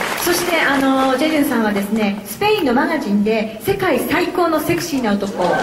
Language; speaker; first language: Japanese; native; Japanese